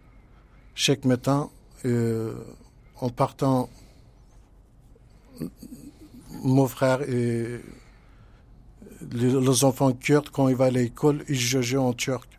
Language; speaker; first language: French; non-native, learner; Kurdish